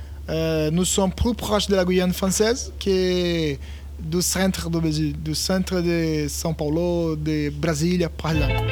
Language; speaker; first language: French; non-native, learner; Portuguese